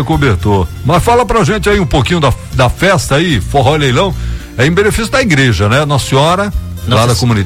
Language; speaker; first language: Portuguese; native; Portuguese